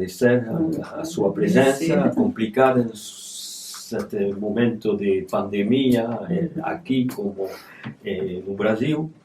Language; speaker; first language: Portuguese; non-native, fluent; French